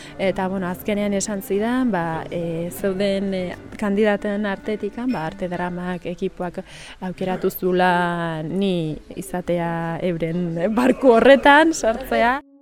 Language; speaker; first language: Basque; early bilingual, other home language; Sidamo